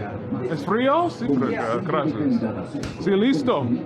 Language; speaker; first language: Spanish; non-native, learner; English